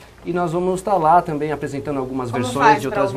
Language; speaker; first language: Portuguese; native; Portuguese